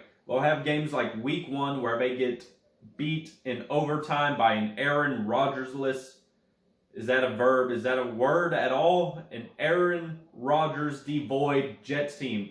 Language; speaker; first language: English; native; English